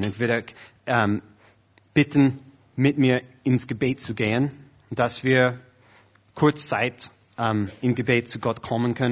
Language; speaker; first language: German; non-native, fluent; English